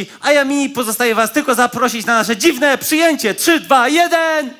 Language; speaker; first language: Polish; native; Polish